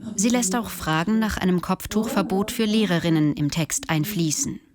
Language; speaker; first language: German; native; German